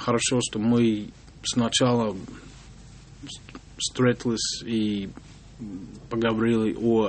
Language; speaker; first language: Russian; non-native, learner; English